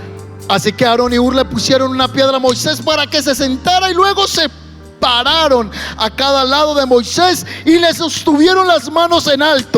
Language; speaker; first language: Spanish; native; Spanish